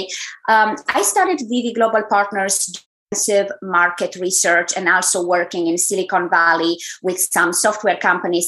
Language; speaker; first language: English; non-native, fluent; Romanian